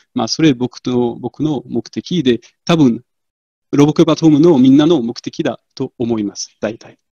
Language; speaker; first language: Japanese; non-native, fluent; French